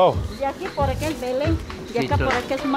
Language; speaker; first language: Spanish; native; Spanish